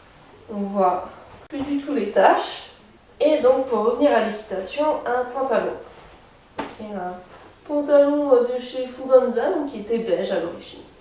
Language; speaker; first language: French; native; French